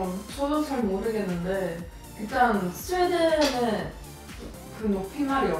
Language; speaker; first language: Korean; non-native, fluent; Swedish